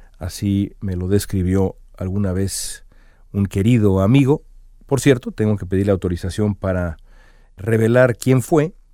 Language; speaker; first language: Spanish; native; Spanish